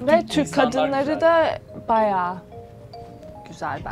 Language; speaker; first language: Turkish; early bilingual, heritage; Turkish